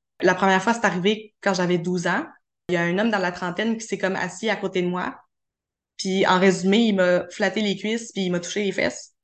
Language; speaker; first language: French; native; French